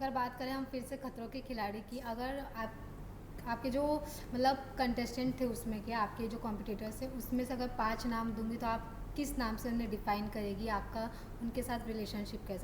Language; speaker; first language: Hindi; native; Hindi